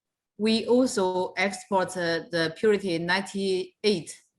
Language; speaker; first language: English; non-native, fluent; Chinese